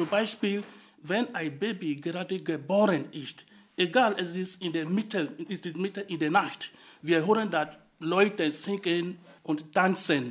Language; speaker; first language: German; non-native, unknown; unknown